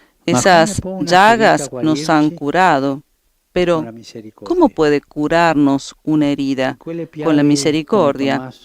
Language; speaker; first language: Spanish; native; Spanish